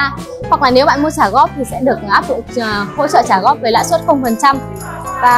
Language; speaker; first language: Vietnamese; native; Vietnamese